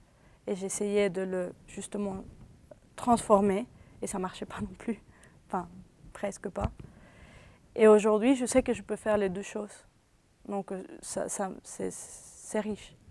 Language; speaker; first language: French; early bilingual, other home language; Spanish